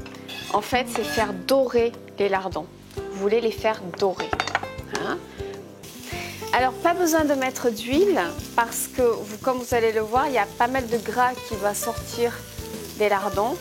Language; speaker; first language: French; native; French